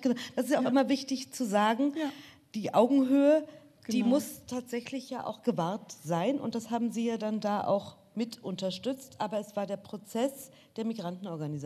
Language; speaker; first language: German; native; German